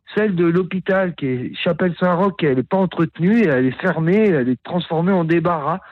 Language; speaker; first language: French; native; French